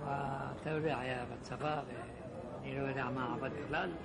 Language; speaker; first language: Hebrew; non-native, fluent; Arabic